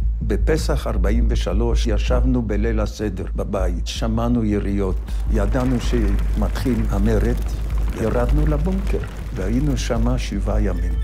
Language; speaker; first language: Hebrew; non-native, fluent; Yiddish